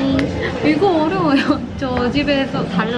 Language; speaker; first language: Korean; non-native, learner; Indonesian